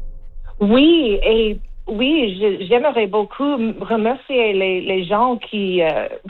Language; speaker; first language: French; non-native, learner; English